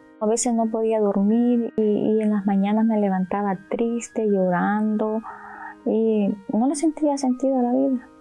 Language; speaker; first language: Spanish; native; Spanish